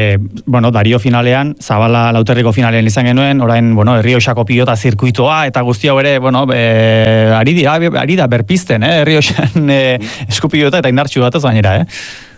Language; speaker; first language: Basque; native; Basque